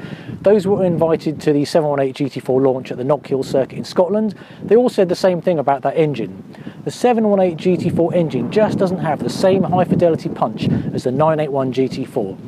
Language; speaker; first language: English; native; English